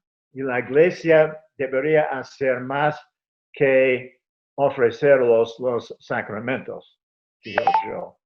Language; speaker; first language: Spanish; non-native, fluent; English